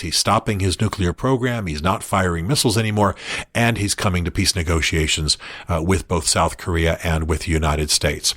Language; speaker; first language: English; native; English